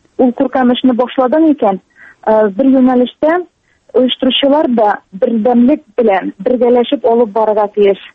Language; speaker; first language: Tatar; native; Tatar